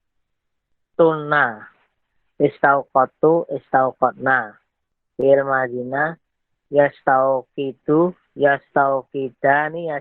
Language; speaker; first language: Arabic; non-native, learner; Indonesian